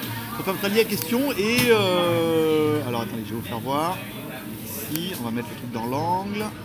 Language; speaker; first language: French; native; French